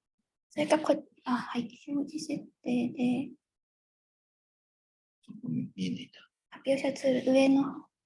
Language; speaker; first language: Japanese; native; Japanese